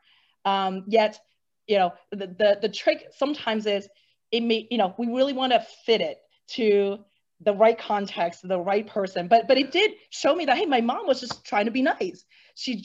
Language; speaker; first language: English; native; English